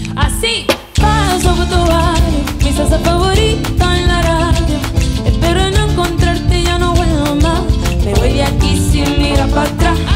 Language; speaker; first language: English; early bilingual, other home language; Spanish